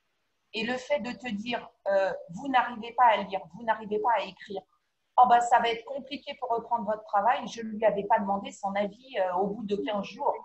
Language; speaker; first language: French; native; French